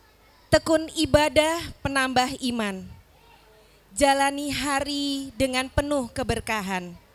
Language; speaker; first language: Indonesian; native; Indonesian